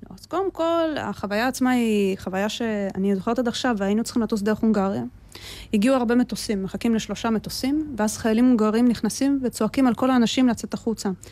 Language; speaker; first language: Hebrew; early bilingual, other home language; Russian